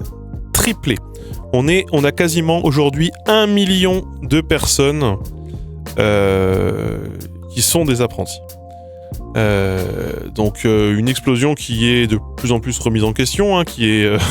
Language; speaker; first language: French; native; French